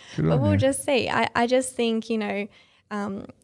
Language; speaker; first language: English; native; English